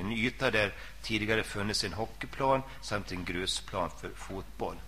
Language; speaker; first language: Swedish; native; Swedish